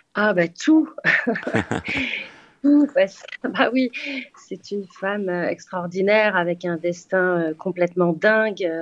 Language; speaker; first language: French; native; French